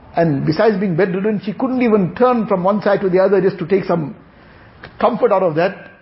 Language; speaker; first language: English; native; English